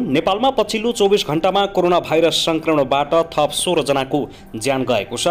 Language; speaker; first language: Nepali; native; Nepali